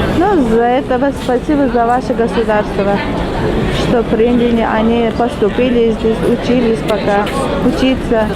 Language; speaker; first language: Russian; non-native, local second language; Uzbek